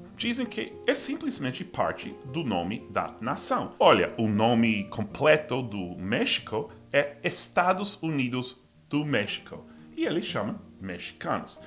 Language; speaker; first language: Portuguese; non-native, fluent; English